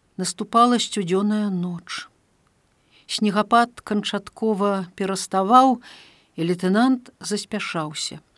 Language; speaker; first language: Belarusian; native; Belarusian